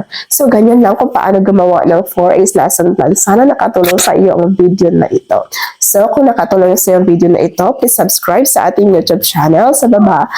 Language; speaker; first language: Filipino; native; Filipino